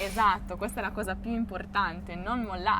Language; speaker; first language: Italian; native; Italian